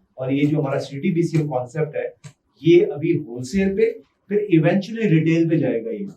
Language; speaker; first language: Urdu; non-native, local second language; Punjabi